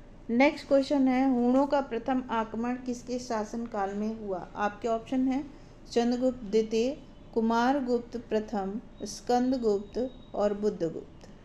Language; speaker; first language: Hindi; native; Hindi